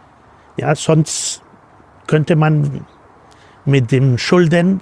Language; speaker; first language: German; non-native, fluent; Spanish